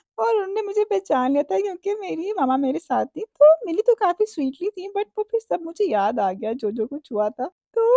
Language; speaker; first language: Hindi; native; Hindi